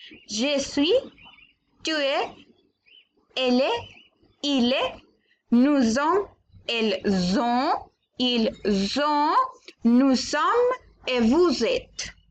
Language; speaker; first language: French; non-native, learner; Spanish